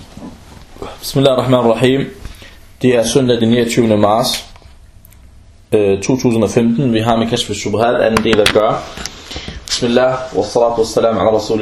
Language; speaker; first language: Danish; early bilingual, other home language; Arabic